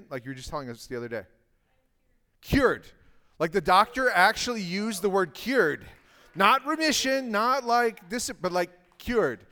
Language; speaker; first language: English; native; English